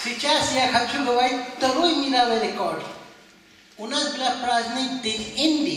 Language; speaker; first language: Russian; non-native, learner; Hindi